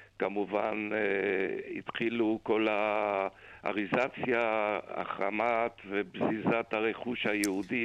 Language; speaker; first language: Hebrew; early bilingual, other home language; German